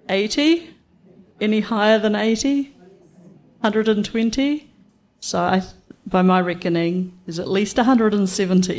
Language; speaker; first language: English; native; English